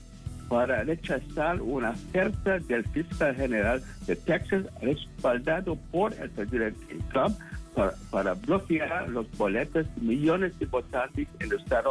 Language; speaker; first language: Spanish; non-native, fluent; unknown